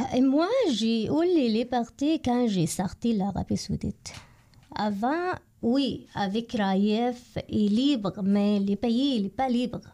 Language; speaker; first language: French; non-native, learner; Arabic